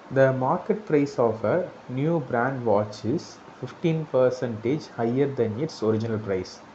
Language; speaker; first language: English; non-native, local second language; Tamil